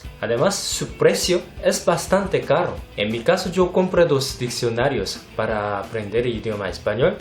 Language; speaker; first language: Spanish; non-native, fluent; Korean